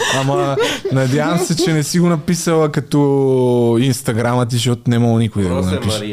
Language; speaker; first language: Bulgarian; native; Bulgarian